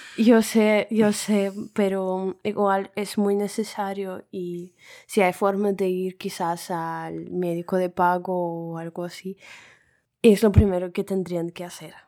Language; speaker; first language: Spanish; non-native, fluent; Russian